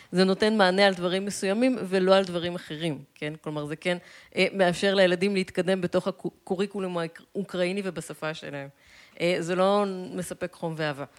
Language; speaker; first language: Hebrew; early bilingual, other home language; Russian